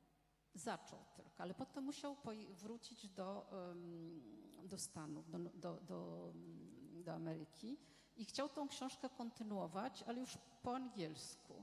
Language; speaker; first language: Polish; non-native, fluent; French